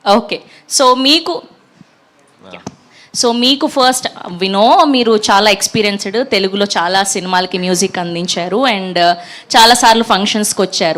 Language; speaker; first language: Telugu; native; Telugu